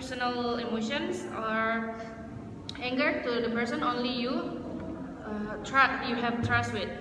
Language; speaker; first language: English; non-native, learner; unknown